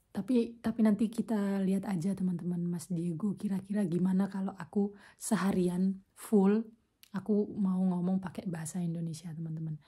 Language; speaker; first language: Indonesian; native; Indonesian